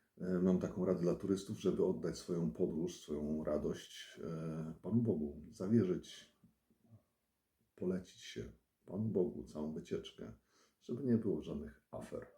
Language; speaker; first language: Polish; native; Polish